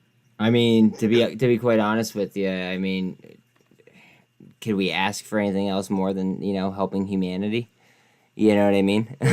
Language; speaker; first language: English; native; English